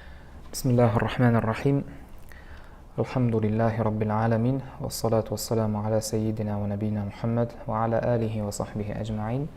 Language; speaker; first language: Arabic; non-native, fluent; Uzbek